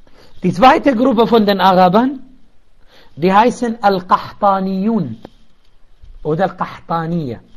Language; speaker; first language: German; non-native, local second language; Arabic